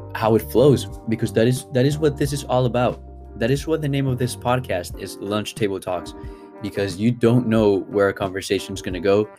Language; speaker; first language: English; early bilingual, other home language; Spanish